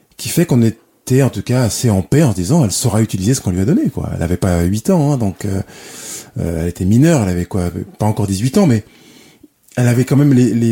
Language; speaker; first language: French; native; French